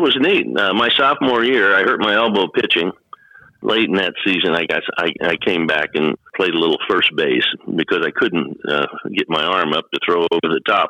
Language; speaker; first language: English; native; English